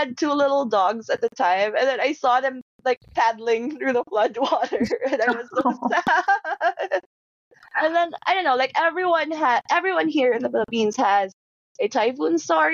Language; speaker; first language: English; non-native, local second language; Hiligaynon